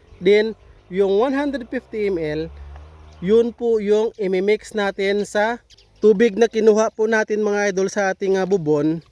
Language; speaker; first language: Filipino; non-native, local second language; Hiligaynon